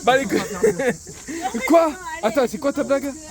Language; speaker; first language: French; native; French